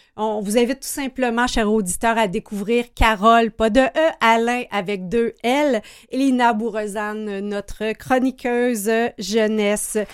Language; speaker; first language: French; native; French